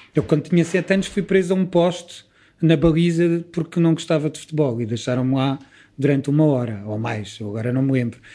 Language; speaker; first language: Portuguese; native; Portuguese